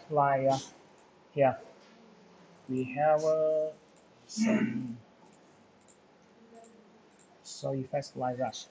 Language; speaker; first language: English; non-native, local second language; Vietnamese